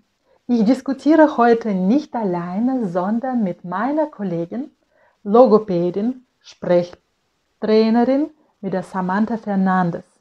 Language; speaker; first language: German; non-native, fluent; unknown